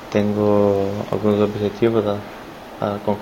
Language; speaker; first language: Spanish; non-native, learner; Portuguese